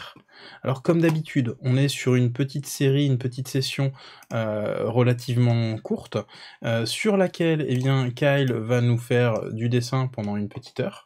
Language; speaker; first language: French; native; French